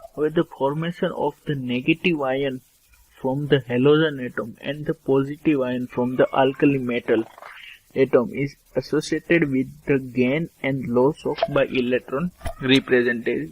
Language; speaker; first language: English; non-native, local second language; Gujarati